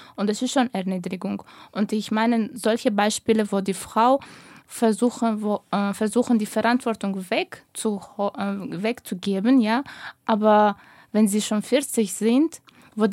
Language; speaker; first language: German; non-native, fluent; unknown